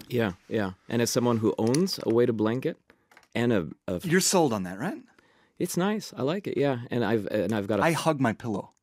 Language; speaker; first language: English; native; English